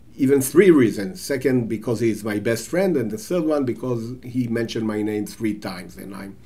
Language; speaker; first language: English; non-native, fluent; Hebrew